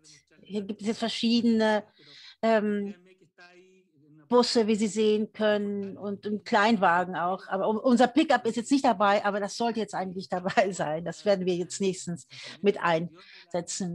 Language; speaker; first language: German; early bilingual, heritage; German